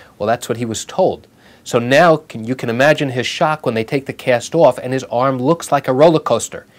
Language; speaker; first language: English; native; English